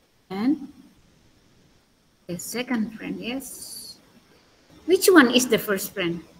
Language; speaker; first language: English; non-native, learner; Indonesian